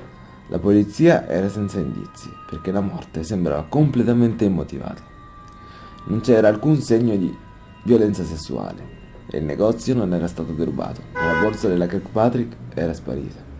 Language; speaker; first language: Italian; native; Italian